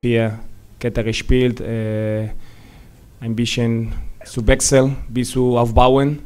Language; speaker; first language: German; non-native, learner; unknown